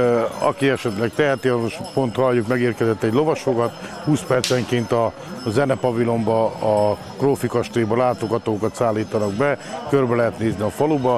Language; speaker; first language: Hungarian; native; Hungarian